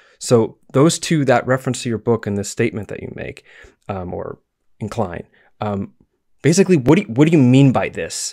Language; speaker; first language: English; native; English